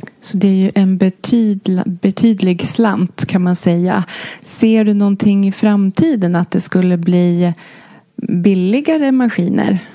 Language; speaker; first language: Swedish; native; Swedish